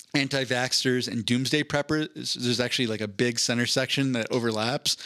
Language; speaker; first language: English; native; English